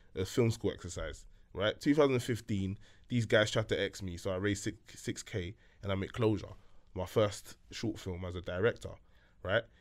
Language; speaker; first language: English; non-native, local second language; French